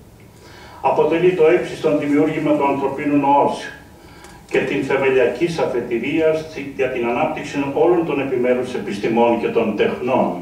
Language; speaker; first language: Greek; native; Greek